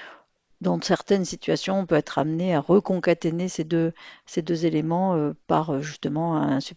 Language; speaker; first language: French; native; French